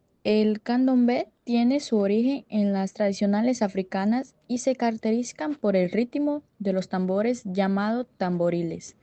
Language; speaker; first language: Spanish; non-native, learner; Portuguese